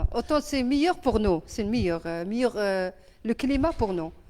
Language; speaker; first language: French; non-native, learner; Arabic